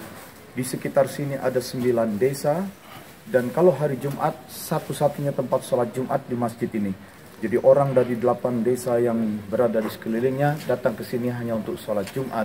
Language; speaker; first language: Indonesian; native; Indonesian